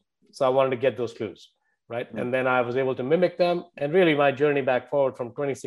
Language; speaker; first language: English; non-native, local second language; Hindi